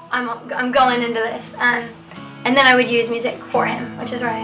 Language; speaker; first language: English; native; English